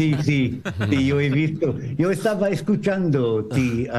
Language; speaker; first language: Spanish; non-native, learner; French